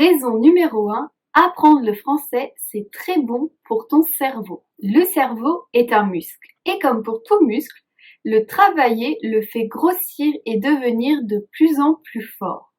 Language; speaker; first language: French; native; French